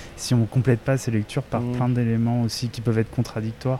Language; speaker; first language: French; native; French